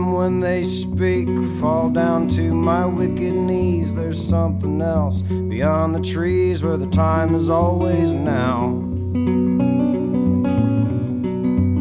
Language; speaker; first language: English; native; English